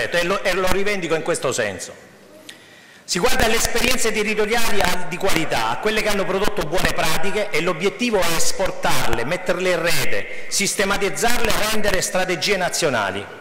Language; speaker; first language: Italian; native; Italian